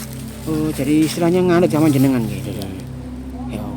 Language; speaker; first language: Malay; non-native, local second language; Javanese